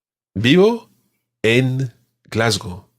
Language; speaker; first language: Spanish; non-native, fluent; English